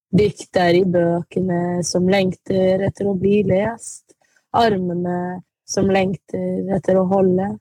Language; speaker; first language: Norwegian; early bilingual, other home language; Arabic